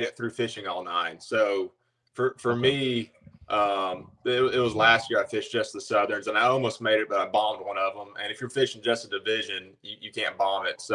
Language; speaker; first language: English; native; English